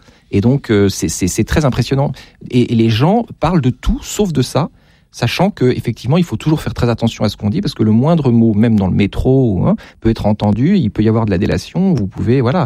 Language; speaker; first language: French; native; French